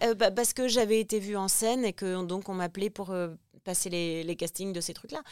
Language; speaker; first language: French; native; French